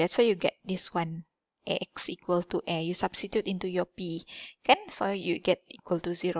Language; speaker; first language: English; non-native, local second language; Malay